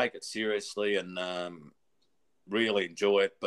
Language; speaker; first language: English; native; English